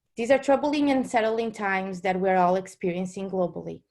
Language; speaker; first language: English; non-native, fluent; Portuguese